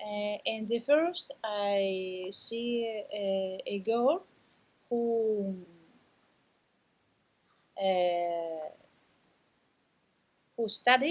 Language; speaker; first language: English; non-native, learner; Spanish